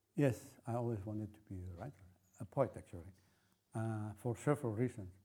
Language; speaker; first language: English; non-native, fluent; Indonesian